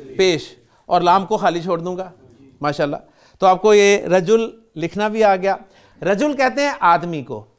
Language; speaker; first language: Urdu; native; Urdu